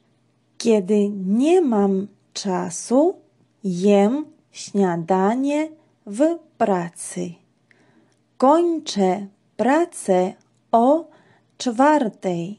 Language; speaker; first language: Polish; non-native, fluent; Georgian